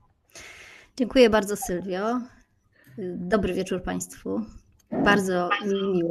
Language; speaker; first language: Polish; native; Polish